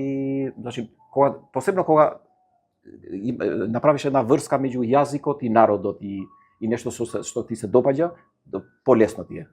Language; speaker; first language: Macedonian; non-native, fluent; Albanian